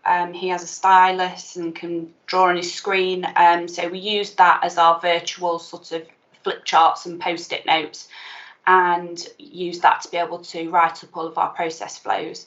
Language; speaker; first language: English; native; English